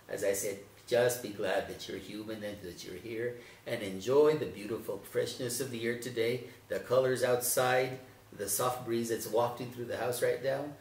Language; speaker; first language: English; native; English